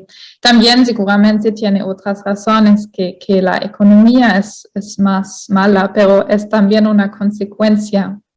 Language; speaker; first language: Spanish; non-native, fluent; German